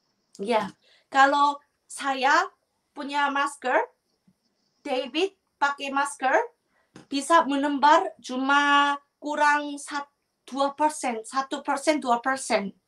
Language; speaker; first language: Indonesian; non-native, fluent; Korean